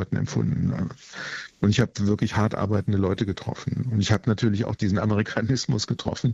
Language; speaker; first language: German; native; German